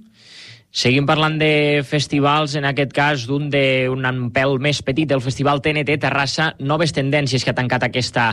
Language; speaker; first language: Catalan; native; Catalan